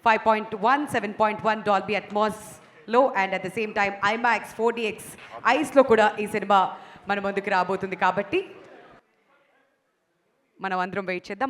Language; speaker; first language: Telugu; native; Telugu